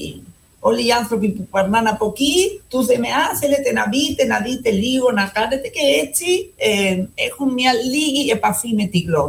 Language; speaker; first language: Greek; non-native, fluent; Spanish